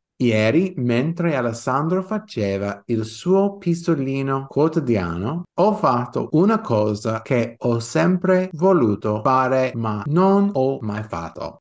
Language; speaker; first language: Italian; non-native, learner; English